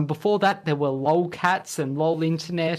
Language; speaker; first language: English; native; English